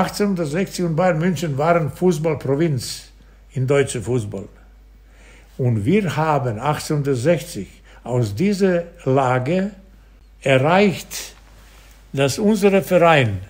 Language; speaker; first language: German; non-native, fluent; Serbian